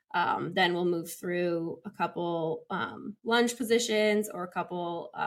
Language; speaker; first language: English; native; English